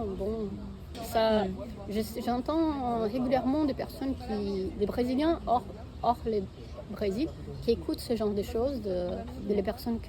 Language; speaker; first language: French; non-native, fluent; Portuguese